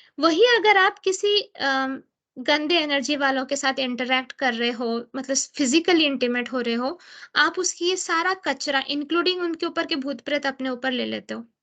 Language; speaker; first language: Hindi; native; Hindi